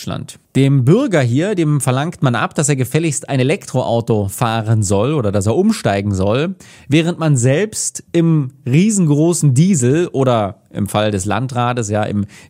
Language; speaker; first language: German; native; German